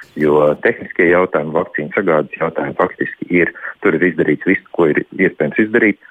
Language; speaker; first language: Latvian; native; Latvian